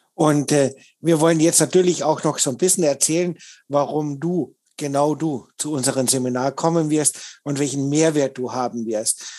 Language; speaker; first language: German; native; German